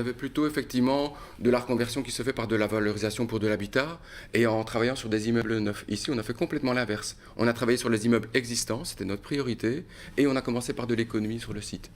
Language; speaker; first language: French; native; French